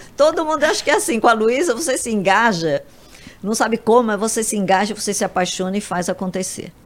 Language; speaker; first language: Portuguese; early bilingual, other home language; Japanese